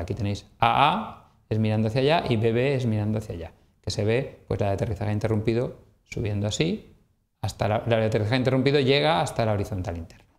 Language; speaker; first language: Spanish; native; Spanish